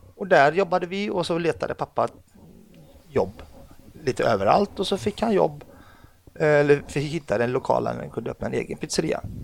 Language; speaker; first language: Swedish; early bilingual, other home language; Arabic